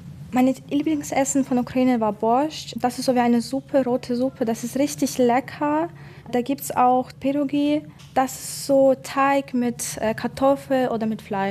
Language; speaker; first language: German; non-native, fluent; Ukrainian